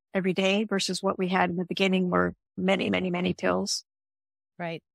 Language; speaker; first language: English; native; English